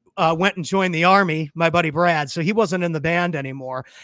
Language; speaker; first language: English; native; English